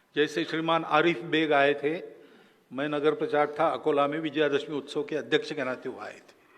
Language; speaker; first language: Hindi; non-native, local second language; Marathi